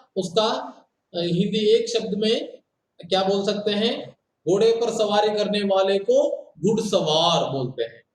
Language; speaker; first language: Hindi; non-native, local second language; Kannada